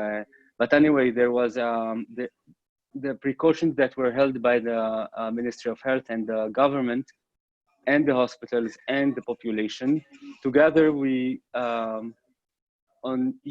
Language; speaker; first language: English; non-native, fluent; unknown